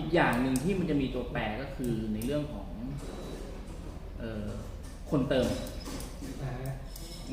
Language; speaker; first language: Thai; native; Thai